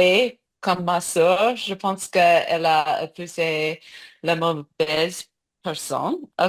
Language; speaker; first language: French; non-native, learner; English